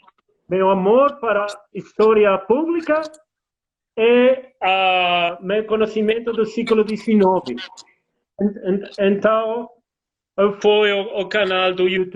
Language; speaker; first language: Portuguese; non-native, fluent; Spanish